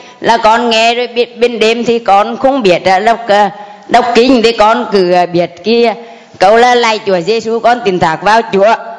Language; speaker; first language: Vietnamese; native; Vietnamese